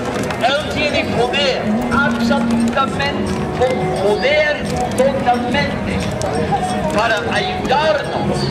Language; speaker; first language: Spanish; non-native, learner; English